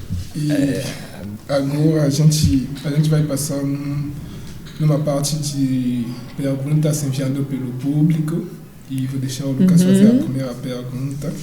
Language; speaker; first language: Portuguese; non-native, fluent; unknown